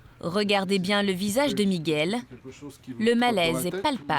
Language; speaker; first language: French; native; French